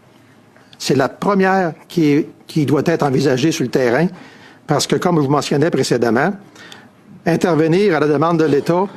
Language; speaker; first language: French; native; French